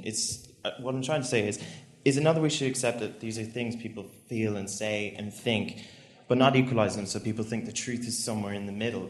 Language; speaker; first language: English; native; English